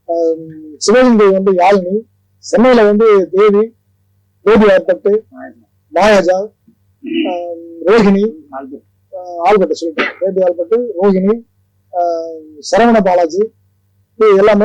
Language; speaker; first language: Tamil; native; Tamil